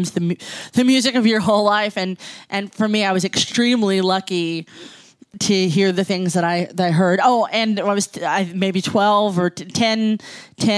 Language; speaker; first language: English; native; English